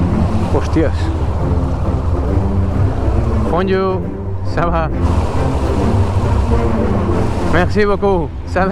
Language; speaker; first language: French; non-native, learner; Spanish